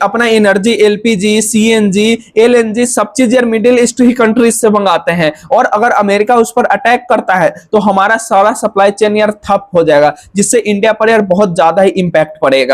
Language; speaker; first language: Hindi; native; Hindi